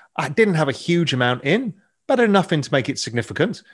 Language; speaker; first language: English; native; English